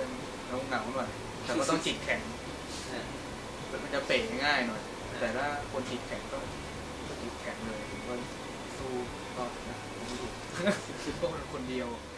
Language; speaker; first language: Thai; native; Thai